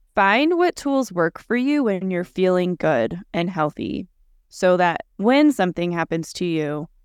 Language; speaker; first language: English; early bilingual, other home language; Russian